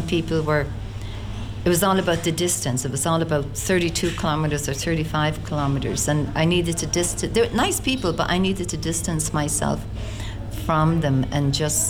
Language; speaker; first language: English; native; English